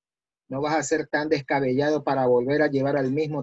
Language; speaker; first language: Spanish; native; Spanish